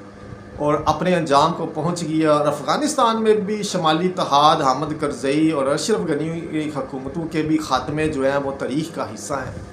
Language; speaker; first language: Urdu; non-native, local second language; Punjabi